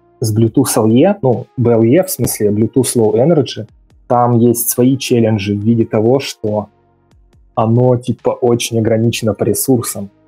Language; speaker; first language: Russian; native; Russian